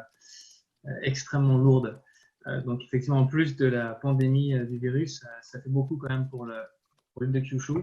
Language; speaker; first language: French; native; French